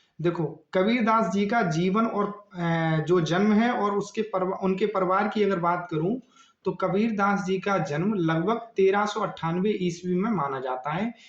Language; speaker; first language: Hindi; native; Hindi